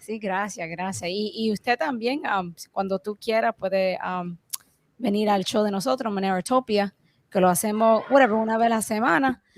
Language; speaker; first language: Spanish; early bilingual, heritage; English